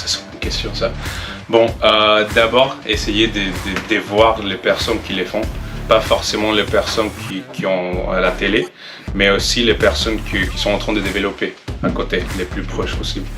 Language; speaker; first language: French; non-native, fluent; Spanish